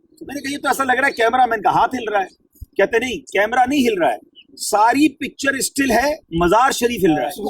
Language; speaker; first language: Urdu; native; Urdu